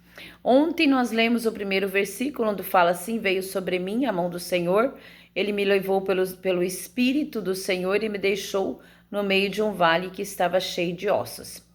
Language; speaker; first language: Portuguese; native; Portuguese